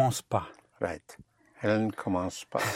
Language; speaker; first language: French; non-native, fluent; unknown